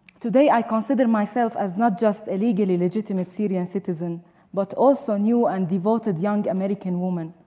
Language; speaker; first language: English; non-native, fluent; Arabic